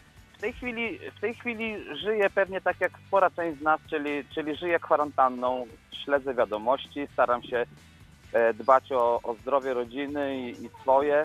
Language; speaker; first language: Polish; native; Polish